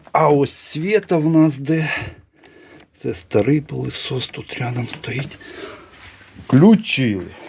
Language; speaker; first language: Ukrainian; non-native, local second language; Russian